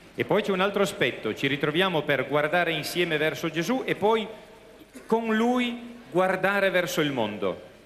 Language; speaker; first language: Italian; native; Italian